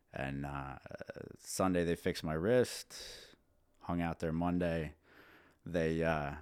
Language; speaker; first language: English; native; English